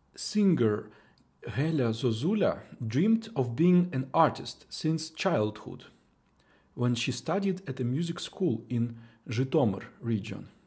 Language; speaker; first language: English; non-native, fluent; Ukrainian